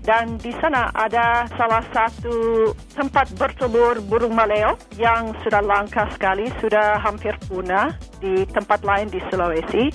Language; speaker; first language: Indonesian; non-native, fluent; English